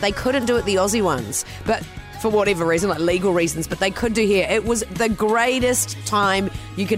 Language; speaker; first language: English; native; English